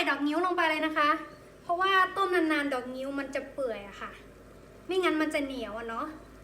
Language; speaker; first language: Thai; native; Thai